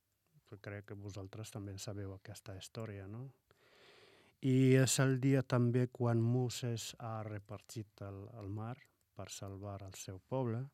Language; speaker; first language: Catalan; non-native, fluent; Arabic